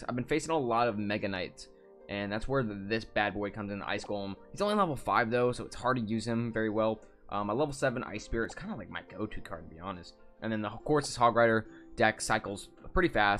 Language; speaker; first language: English; native; English